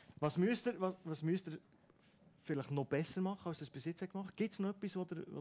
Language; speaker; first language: German; native; German